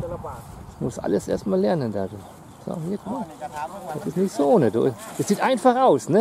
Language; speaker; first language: German; native; German